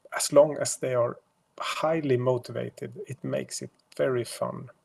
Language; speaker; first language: English; non-native, fluent; Swedish